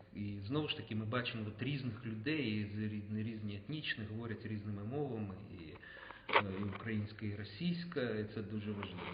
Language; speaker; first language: Ukrainian; native; Ukrainian